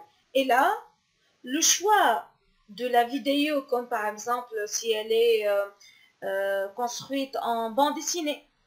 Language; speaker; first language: French; non-native, local second language; Arabic